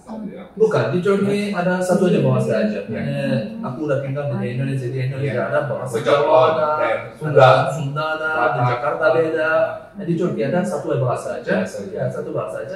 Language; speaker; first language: Indonesian; non-native, learner; Turkish